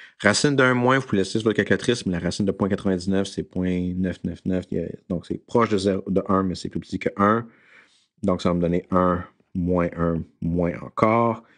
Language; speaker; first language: French; native; French